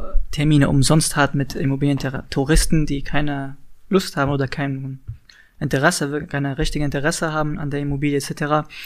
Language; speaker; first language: German; non-native, fluent; Arabic